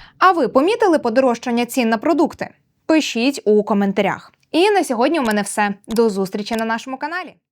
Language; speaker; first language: Ukrainian; native; Ukrainian